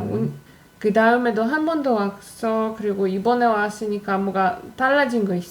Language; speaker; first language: Korean; non-native, fluent; Polish